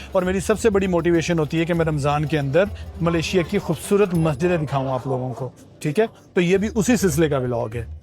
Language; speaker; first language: Urdu; native; Urdu